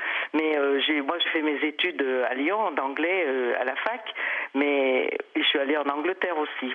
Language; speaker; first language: French; native; French